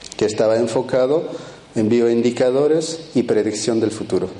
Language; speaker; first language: Spanish; early bilingual, other home language; Quechua